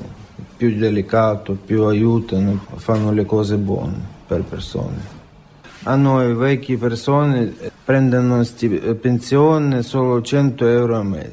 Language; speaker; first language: Italian; non-native, learner; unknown